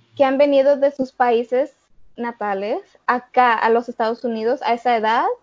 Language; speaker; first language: Spanish; early bilingual, heritage; Spanish